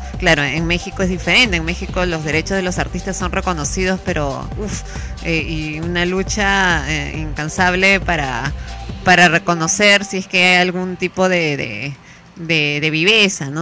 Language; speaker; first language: Spanish; native; Spanish